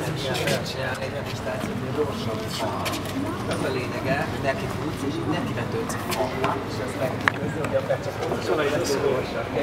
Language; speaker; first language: Hungarian; native; Hungarian